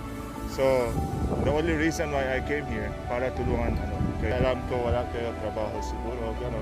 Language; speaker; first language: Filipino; non-native, learner; Arabic